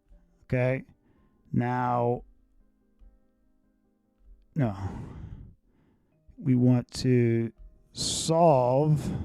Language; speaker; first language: English; native; English